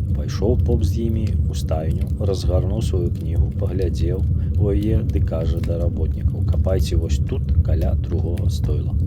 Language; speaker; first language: Belarusian; native; Belarusian